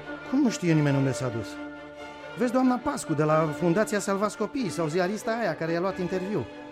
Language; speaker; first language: Romanian; native; Romanian